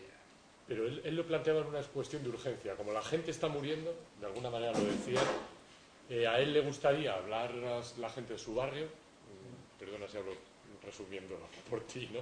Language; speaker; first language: Spanish; native; Spanish